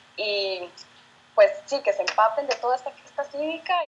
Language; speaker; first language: Spanish; native; Spanish